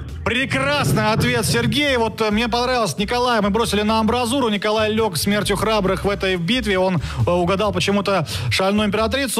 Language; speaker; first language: Russian; native; Russian